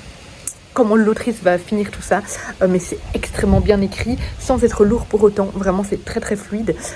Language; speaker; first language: French; native; French